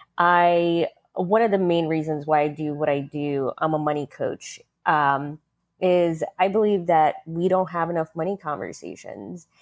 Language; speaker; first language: English; early bilingual, other home language; Russian